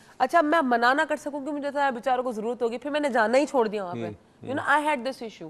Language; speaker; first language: Urdu; native; Urdu